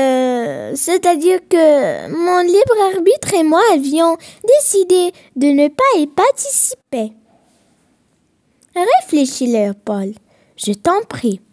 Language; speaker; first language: French; non-native, local second language; Arabic